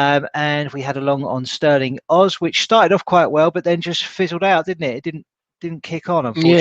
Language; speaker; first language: English; native; English